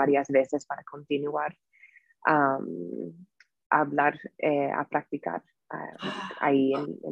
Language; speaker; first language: Spanish; non-native, fluent; English